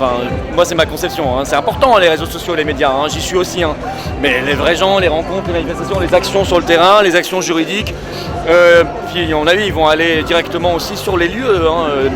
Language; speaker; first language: French; native; French